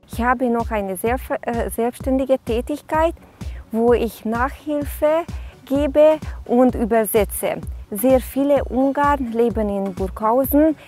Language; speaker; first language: German; non-native, fluent; Hungarian